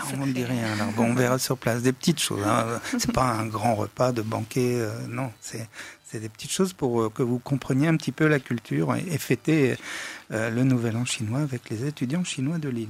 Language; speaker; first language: French; native; French